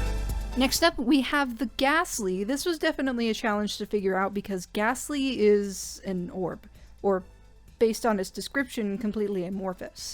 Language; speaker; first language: English; native; English